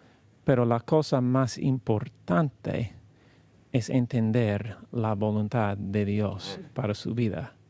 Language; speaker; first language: Spanish; non-native, learner; English